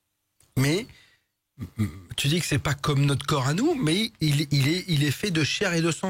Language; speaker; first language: French; native; French